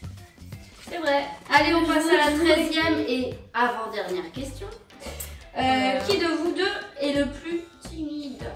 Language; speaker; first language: French; native; French